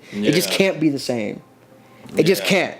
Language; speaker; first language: English; native; English